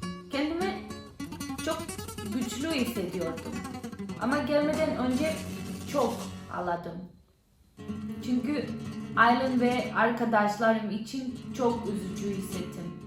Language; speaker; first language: Turkish; non-native, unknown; Catalan